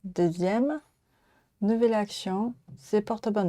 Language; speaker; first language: French; non-native, learner; Japanese